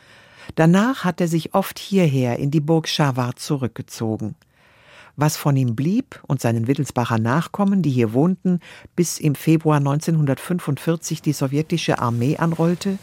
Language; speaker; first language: German; native; German